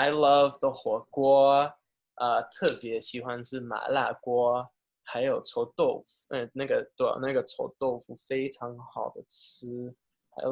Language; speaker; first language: Chinese; non-native, fluent; English